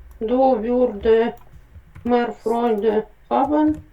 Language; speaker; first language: German; non-native, learner; Ukrainian